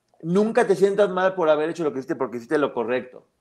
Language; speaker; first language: Spanish; native; Spanish